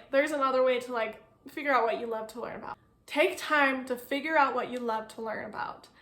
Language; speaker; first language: English; native; English